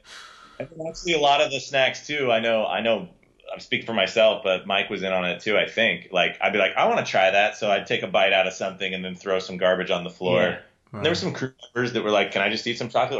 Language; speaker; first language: English; native; English